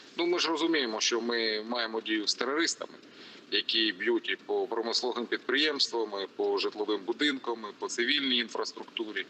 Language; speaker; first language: Ukrainian; non-native, local second language; Russian